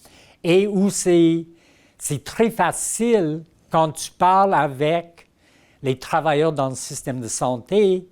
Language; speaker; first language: French; non-native, fluent; English